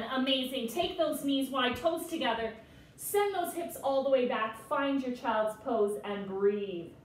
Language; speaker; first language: English; native; English